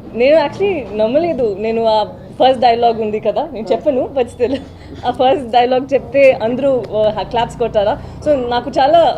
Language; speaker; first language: Telugu; non-native, learner; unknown